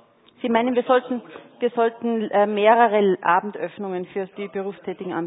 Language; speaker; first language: German; native; German